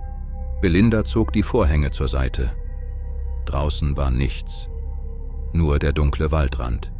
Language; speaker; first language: German; native; German